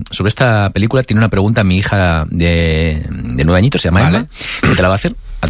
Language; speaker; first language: Spanish; native; Spanish